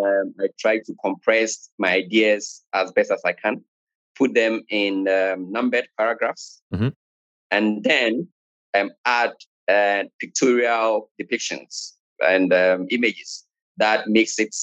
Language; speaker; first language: English; non-native, local second language; Akan